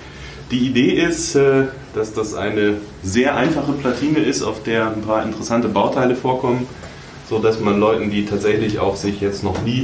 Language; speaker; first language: German; native; German